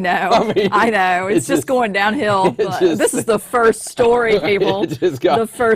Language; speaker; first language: English; native; English